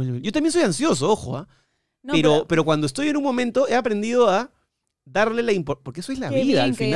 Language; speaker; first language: Spanish; native; Spanish